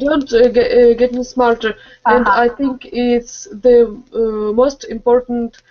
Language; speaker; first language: English; non-native, learner; Russian